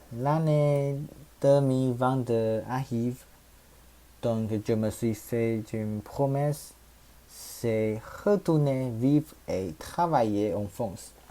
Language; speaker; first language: French; non-native, learner; Chinese